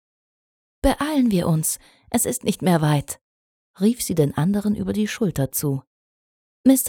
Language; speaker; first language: German; native; German